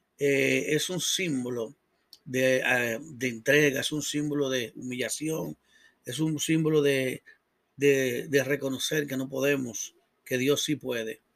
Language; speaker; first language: Spanish; native; Spanish